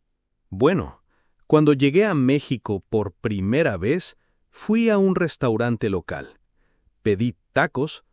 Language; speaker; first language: Spanish; non-native, fluent; English